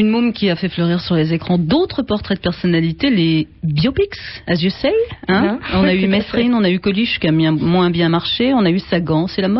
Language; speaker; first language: French; native; French